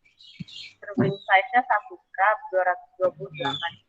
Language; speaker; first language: English; non-native, fluent; Indonesian